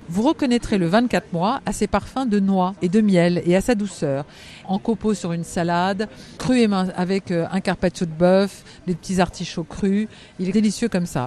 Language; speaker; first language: French; native; French